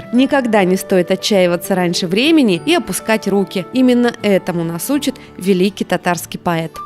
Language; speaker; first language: Russian; native; Russian